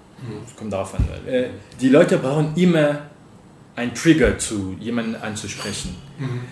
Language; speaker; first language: German; non-native, fluent; French